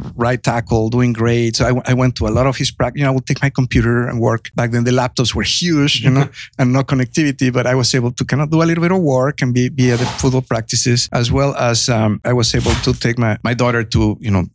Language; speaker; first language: English; non-native, fluent; Spanish